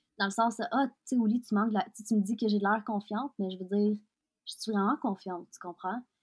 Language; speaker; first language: French; early bilingual, other home language; Russian